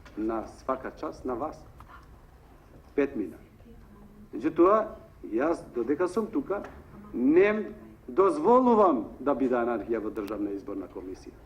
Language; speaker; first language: Macedonian; non-native, local second language; Albanian